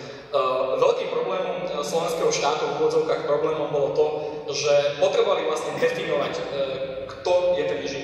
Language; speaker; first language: Slovak; native; Slovak